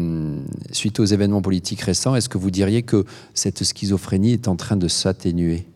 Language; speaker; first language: French; native; French